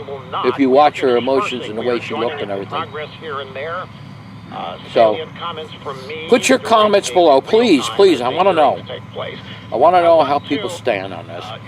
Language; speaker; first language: English; native; English